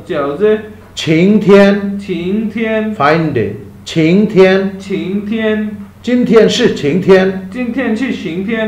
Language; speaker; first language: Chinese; non-native, fluent; Bangla